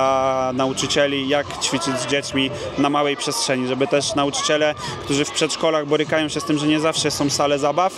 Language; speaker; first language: Polish; native; Polish